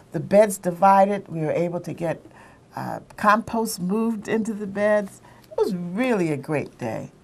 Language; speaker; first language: English; native; English